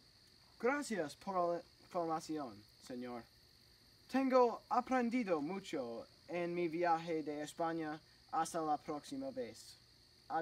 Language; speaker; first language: Spanish; non-native, learner; English